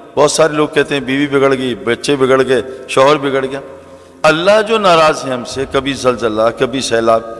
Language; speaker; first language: Urdu; native; Urdu